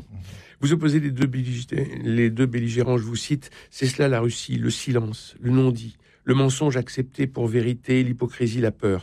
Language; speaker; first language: French; native; French